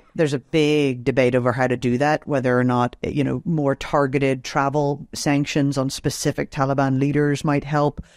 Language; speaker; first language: English; native; English